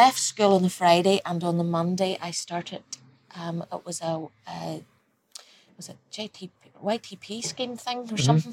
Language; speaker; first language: English; native; English